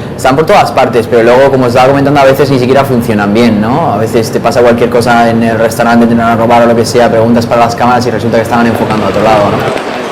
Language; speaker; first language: Spanish; native; Spanish